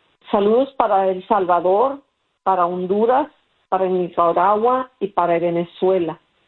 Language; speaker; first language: Spanish; early bilingual, heritage; Spanish